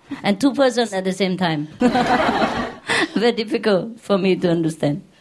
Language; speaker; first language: English; non-native, fluent; Vietnamese